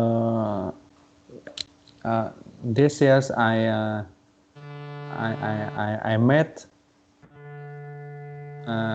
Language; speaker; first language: English; non-native, learner; Vietnamese